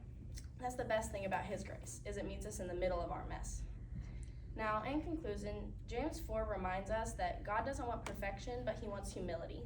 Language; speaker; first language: English; native; English